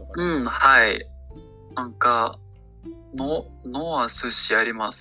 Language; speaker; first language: Japanese; non-native, learner; Ukrainian